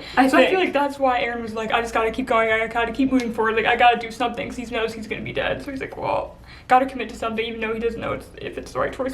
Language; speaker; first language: English; native; English